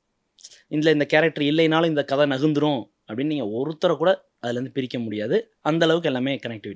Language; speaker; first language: Tamil; native; Tamil